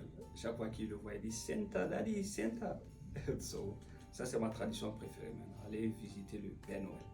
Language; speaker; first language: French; non-native, fluent; Spanish